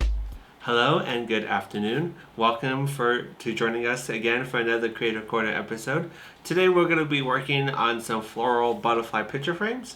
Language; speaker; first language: English; native; English